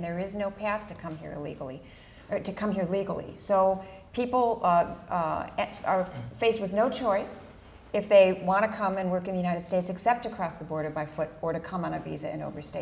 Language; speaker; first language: English; early bilingual, other home language; Spanish